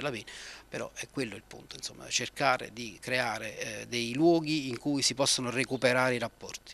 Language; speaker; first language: Italian; native; Italian